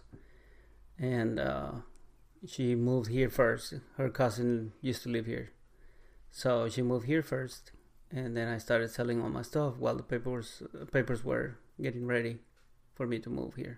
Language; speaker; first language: English; non-native, fluent; Spanish